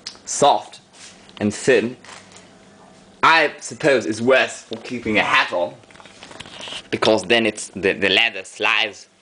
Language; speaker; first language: English; non-native, fluent; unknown